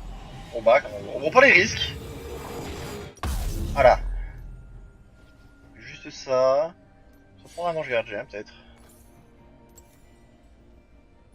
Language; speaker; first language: French; native; French